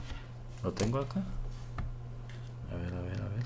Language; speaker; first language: Spanish; non-native, fluent; Korean